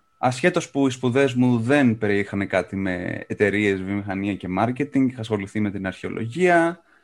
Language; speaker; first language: Greek; native; Greek